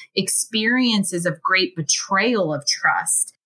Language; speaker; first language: English; native; English